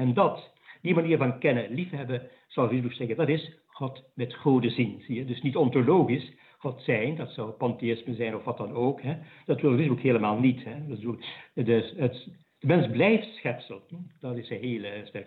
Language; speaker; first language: Dutch; native; Dutch